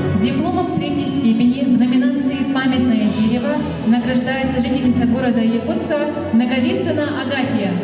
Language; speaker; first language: Russian; native; Russian